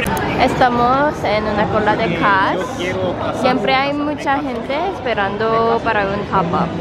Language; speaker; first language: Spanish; non-native, learner; Korean